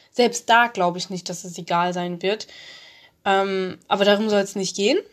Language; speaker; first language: German; early bilingual, other home language; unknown